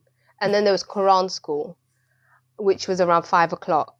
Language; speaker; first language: English; early bilingual, other home language; Swahili